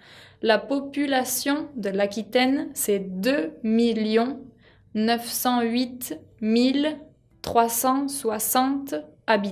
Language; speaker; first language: French; non-native, fluent; Spanish